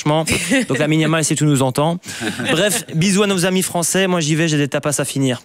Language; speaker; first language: French; native; French